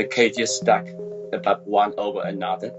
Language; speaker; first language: English; non-native, fluent; Chinese